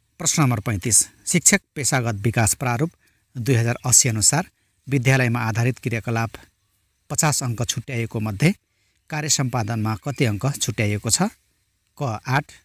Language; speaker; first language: Nepali; non-native, local second language; Rana Tharu